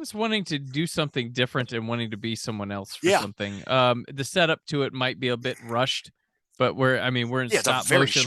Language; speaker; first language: English; native; English